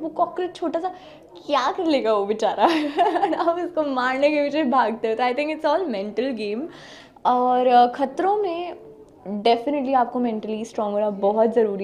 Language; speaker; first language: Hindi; native; Hindi